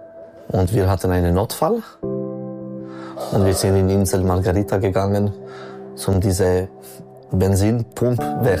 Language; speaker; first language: German; non-native, local second language; French